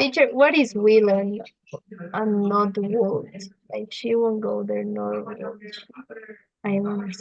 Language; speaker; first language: English; non-native, learner; Spanish